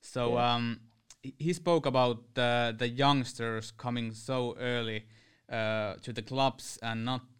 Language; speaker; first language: English; non-native, fluent; Finnish